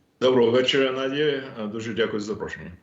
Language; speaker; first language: Ukrainian; non-native, fluent; English